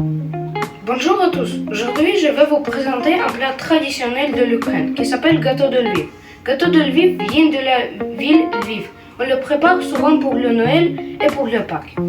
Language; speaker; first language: French; non-native, learner; Ukrainian